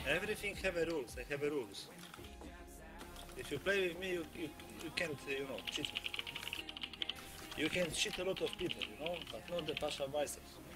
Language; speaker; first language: English; non-native, learner; Polish